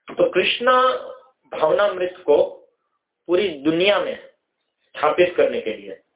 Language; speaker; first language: Hindi; non-native, local second language; Gujarati